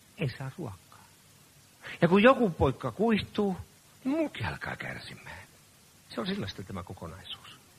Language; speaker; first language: Finnish; native; Finnish